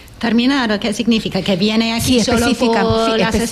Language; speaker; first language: Spanish; non-native, learner; English